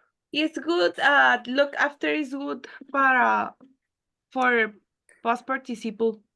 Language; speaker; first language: English; non-native, learner; Spanish